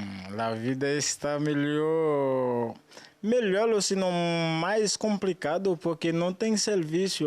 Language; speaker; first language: Portuguese; non-native, learner; Haitian Creole